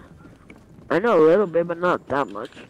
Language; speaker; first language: English; early bilingual, other home language; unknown